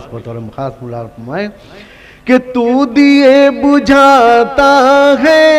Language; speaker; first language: Urdu; native; Urdu